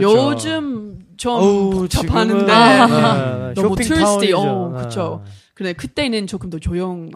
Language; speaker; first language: Korean; non-native, learner; English